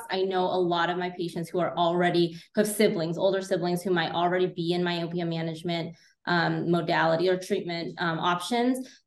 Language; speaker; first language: English; native; English